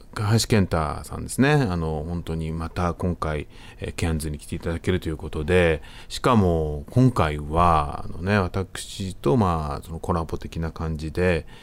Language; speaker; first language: Japanese; native; Japanese